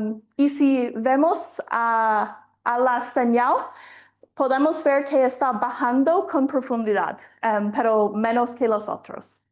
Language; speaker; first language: Spanish; non-native, fluent; English